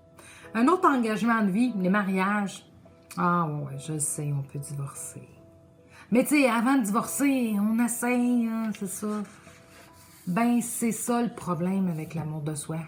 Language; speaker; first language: French; native; French